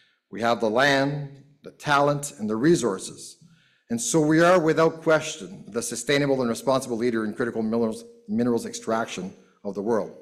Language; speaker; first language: English; native; English